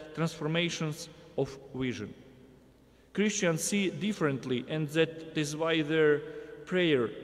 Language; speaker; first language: English; non-native, fluent; Ukrainian